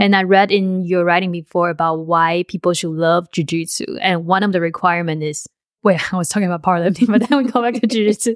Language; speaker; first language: English; non-native, fluent; Chinese